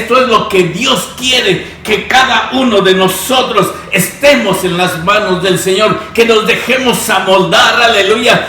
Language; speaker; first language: Spanish; native; Spanish